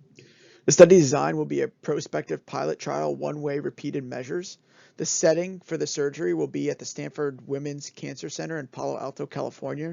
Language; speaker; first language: English; native; English